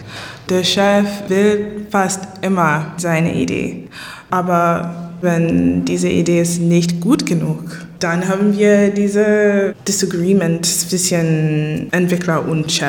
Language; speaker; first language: German; non-native, learner; English